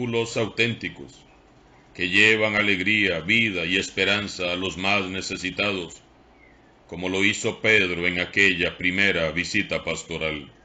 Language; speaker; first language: Spanish; native; Spanish